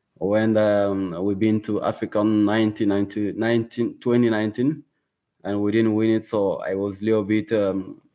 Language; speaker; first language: English; non-native, learner; Wolof